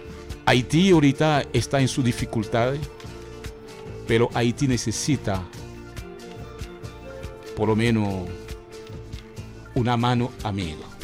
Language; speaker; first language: Spanish; non-native, fluent; Haitian Creole